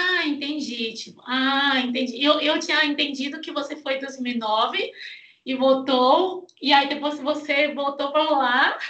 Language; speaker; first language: Portuguese; non-native, fluent; Chinese